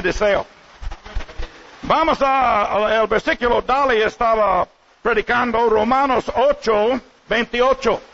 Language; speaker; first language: Spanish; non-native, learner; English